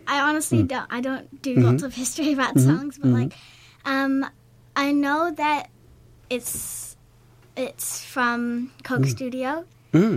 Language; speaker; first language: English; native; English